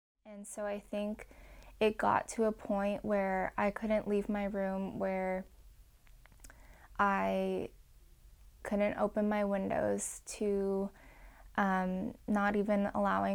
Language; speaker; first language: English; native; English